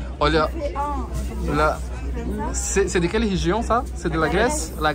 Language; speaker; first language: French; non-native, fluent; Portuguese